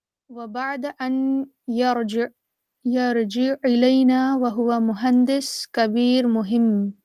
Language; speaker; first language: Arabic; non-native, learner; Urdu